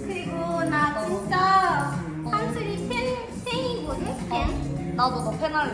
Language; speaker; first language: Korean; non-native, learner; Japanese